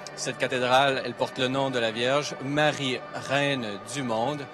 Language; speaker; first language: French; native; French